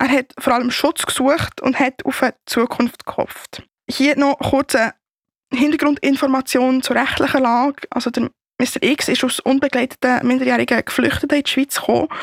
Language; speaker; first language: German; native; German